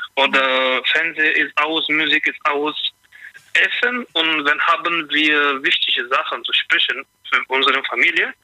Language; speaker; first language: German; non-native, learner; Turkish